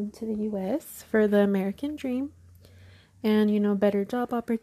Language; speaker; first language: English; early bilingual, other home language; Spanish